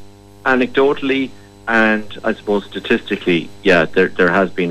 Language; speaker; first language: English; native; English